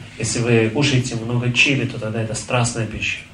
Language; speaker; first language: Russian; native; Russian